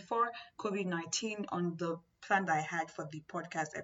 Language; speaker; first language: English; non-native, local second language; Yoruba